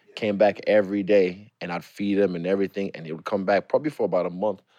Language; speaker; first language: English; native; English